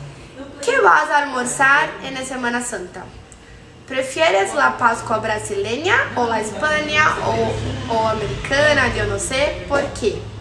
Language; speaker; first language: Spanish; non-native, fluent; Portuguese